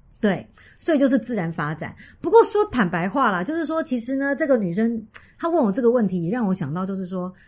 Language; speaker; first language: Chinese; native; Chinese